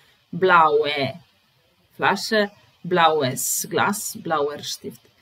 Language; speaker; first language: German; non-native, fluent; Serbian